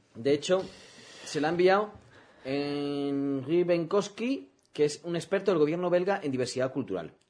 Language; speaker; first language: Spanish; native; Spanish